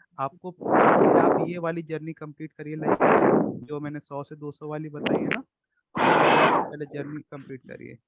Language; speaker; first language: Hindi; native; Hindi